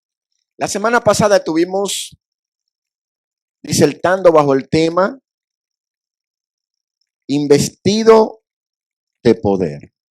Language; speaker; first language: Spanish; native; Spanish